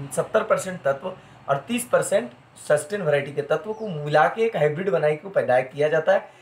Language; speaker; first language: Hindi; non-native, local second language; Marathi